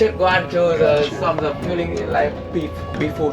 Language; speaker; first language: English; non-native, learner; Vietnamese